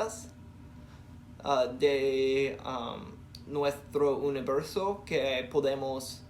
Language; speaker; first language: Spanish; non-native, learner; English